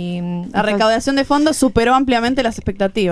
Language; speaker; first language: Spanish; native; Spanish